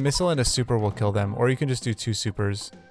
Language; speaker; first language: English; native; English